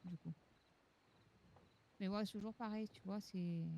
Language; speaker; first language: French; native; French